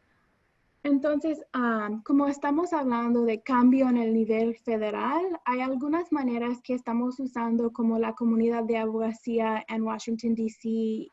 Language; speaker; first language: Spanish; non-native, fluent; English